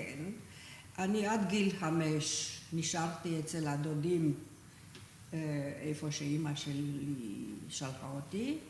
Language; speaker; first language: Hebrew; non-native, fluent; Romanian